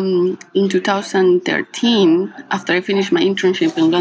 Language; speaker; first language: English; non-native, fluent; Spanish